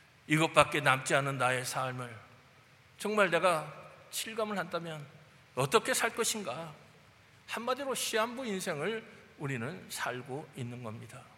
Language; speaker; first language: Korean; native; Korean